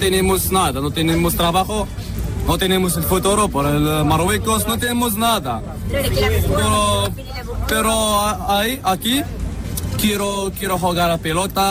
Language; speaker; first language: Spanish; non-native, learner; Arabic